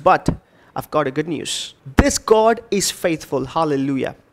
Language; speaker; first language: English; non-native, local second language; Telugu